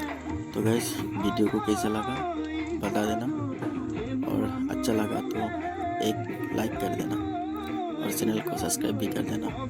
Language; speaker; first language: Hindi; non-native, local second language; Assamese